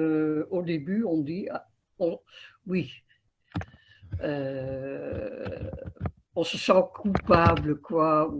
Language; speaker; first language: French; non-native, fluent; Dutch